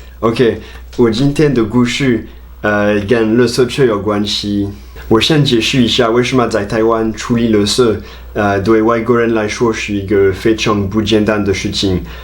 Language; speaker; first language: Chinese; non-native, fluent; French